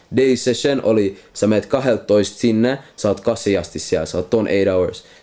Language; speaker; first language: Finnish; non-native, local second language; Swedish